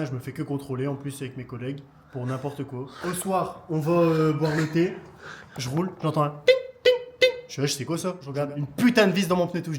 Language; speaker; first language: French; native; French